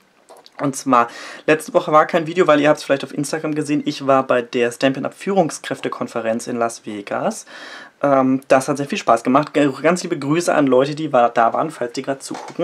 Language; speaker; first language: German; native; German